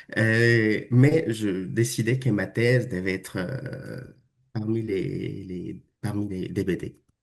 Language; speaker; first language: French; non-native, fluent; Spanish